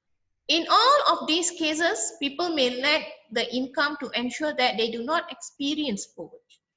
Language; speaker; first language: English; non-native, local second language; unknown